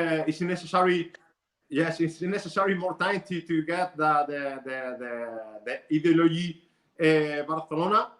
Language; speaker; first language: English; non-native, learner; Spanish